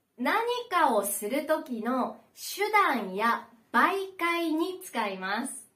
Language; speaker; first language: Japanese; native; Japanese